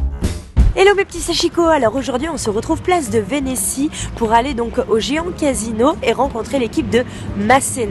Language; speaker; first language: French; native; French